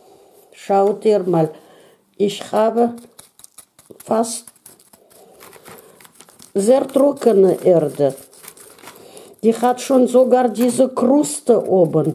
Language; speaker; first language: German; non-native, fluent; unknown